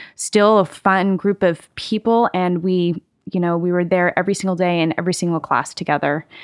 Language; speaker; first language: English; native; English